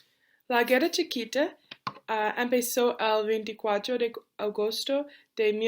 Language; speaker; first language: Spanish; non-native, learner; English